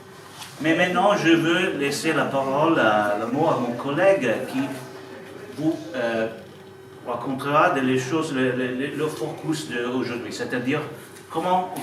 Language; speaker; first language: French; non-native, fluent; Italian